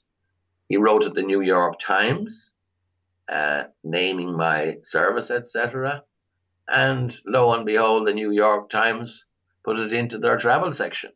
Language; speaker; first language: English; native; English